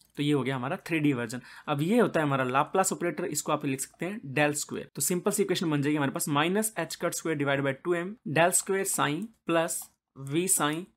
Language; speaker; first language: Hindi; native; Hindi